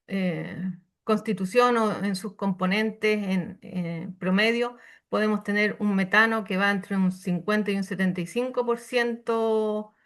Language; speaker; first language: Spanish; native; Spanish